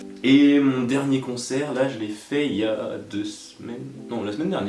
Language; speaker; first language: French; native; French